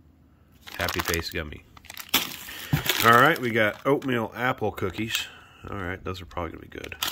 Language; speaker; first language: English; native; English